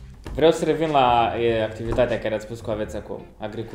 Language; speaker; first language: Romanian; native; Romanian